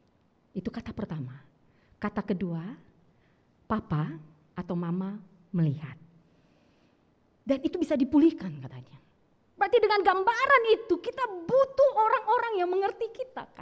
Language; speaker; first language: Indonesian; native; Indonesian